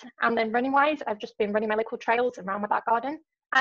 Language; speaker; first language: English; native; English